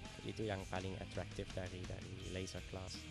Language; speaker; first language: Indonesian; non-native, fluent; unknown